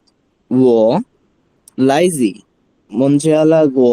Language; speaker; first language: Chinese; non-native, learner; Bangla